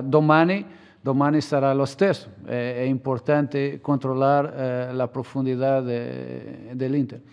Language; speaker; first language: Italian; non-native, fluent; Portuguese